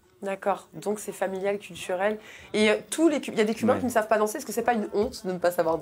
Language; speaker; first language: French; native; French